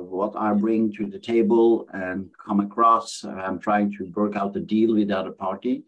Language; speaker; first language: English; non-native, fluent; Norwegian